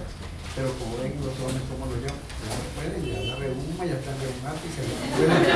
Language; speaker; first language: Spanish; native; Spanish